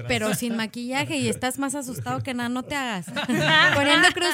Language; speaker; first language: Spanish; native; Spanish